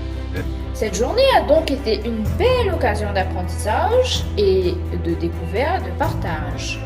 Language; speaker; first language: French; non-native, fluent; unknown